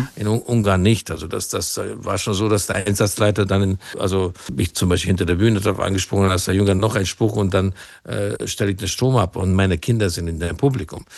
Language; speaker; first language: German; non-native, fluent; Hungarian